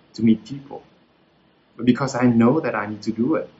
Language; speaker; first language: English; non-native, fluent; Vietnamese